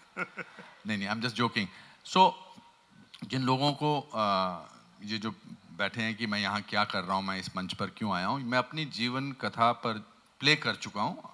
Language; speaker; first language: Hindi; native; Hindi